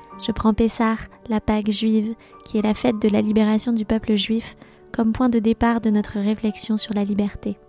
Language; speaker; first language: French; native; French